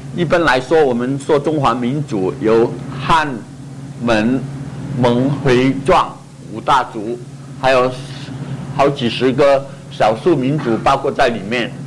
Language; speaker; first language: Chinese; non-native, local second language; Cantonese